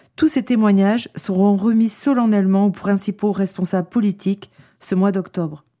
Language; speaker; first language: French; native; French